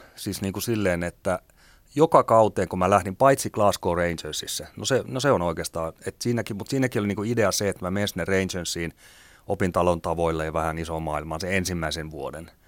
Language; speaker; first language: Finnish; native; Finnish